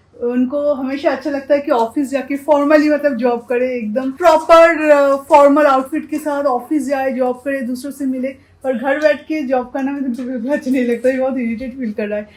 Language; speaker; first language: Hindi; non-native, local second language; Bangla